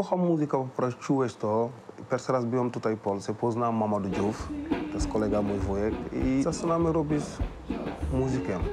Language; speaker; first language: Polish; non-native, learner; Wolof